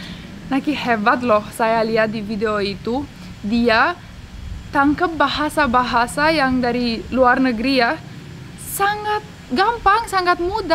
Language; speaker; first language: Indonesian; non-native, fluent; Romanian